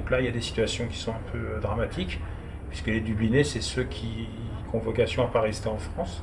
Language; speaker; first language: French; native; French